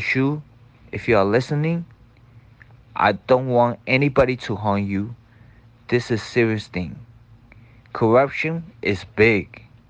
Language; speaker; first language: English; non-native, learner; Chinese